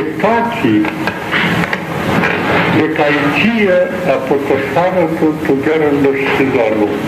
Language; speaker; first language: Greek; non-native, fluent; Russian